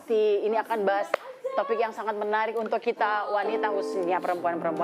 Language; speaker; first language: Indonesian; native; Indonesian